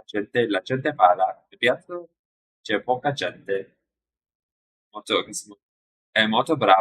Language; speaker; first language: Italian; non-native, learner; English